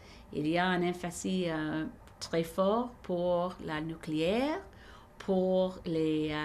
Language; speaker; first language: French; non-native, learner; English